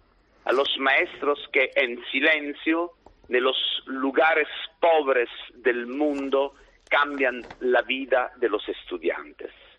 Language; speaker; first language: Spanish; non-native, fluent; Italian